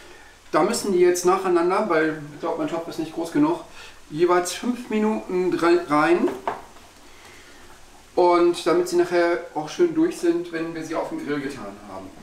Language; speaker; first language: German; native; German